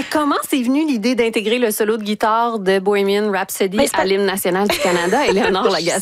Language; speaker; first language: French; native; French